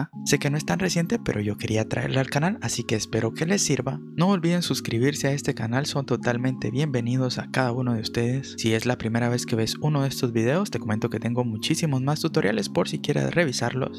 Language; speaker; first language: Spanish; native; Spanish